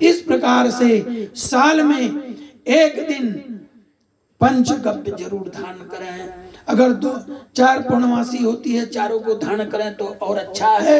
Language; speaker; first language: Hindi; native; Hindi